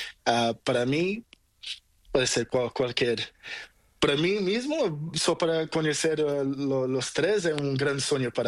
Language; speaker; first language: Spanish; non-native, learner; Portuguese